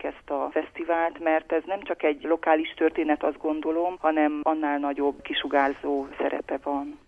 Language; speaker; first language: Hungarian; native; Hungarian